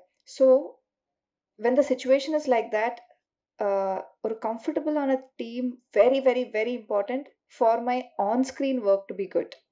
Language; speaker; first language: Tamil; non-native, learner; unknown